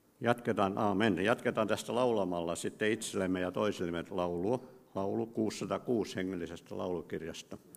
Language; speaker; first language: Finnish; native; Finnish